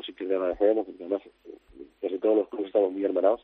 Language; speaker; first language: Spanish; native; Spanish